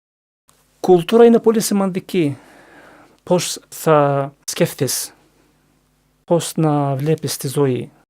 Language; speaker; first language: Greek; non-native, learner; Turkish